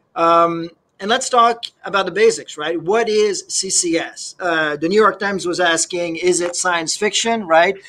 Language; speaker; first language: English; native; English